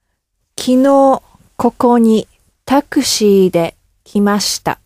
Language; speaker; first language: Japanese; non-native, learner; English